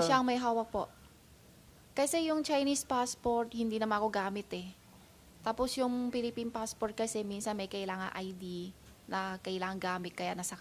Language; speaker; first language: Filipino; non-native, learner; Chinese